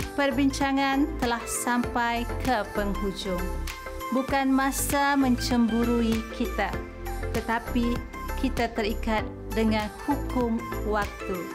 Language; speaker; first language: Malay; native; Malay